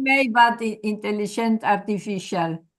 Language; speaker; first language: English; non-native, learner; Spanish